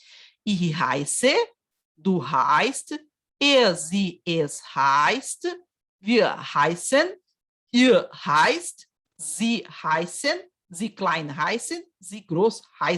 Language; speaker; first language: German; non-native, fluent; Portuguese